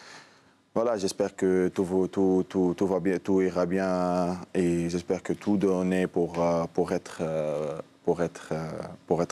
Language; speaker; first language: French; non-native, local second language; Arabic